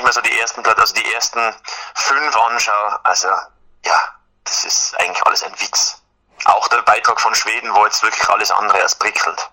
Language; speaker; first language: German; native; German